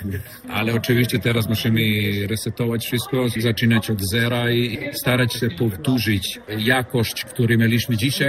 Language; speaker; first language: Polish; non-native, fluent; Serbian